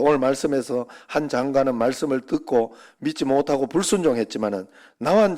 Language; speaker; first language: Korean; native; Korean